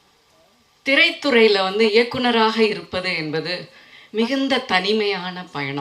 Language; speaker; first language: Tamil; native; Tamil